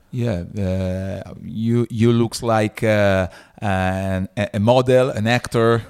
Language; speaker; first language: English; non-native, learner; Italian